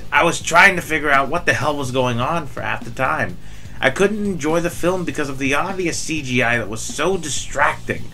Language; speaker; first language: English; native; English